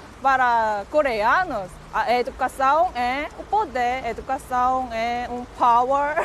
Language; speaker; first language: Portuguese; non-native, learner; Korean